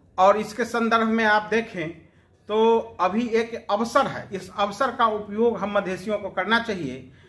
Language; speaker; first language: Hindi; native; Hindi